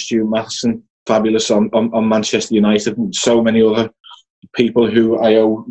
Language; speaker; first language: English; native; English